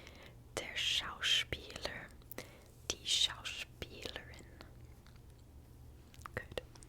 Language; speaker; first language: German; non-native, learner; English